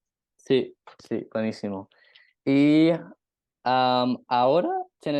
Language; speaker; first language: Spanish; non-native, learner; English